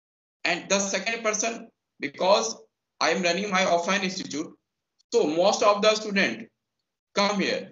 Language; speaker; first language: English; non-native, local second language; Hindi